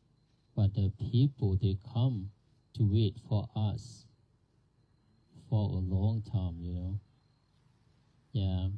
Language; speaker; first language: English; non-native, learner; Thai